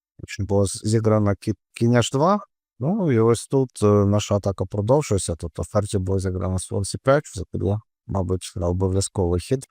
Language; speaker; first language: Ukrainian; non-native, local second language; Russian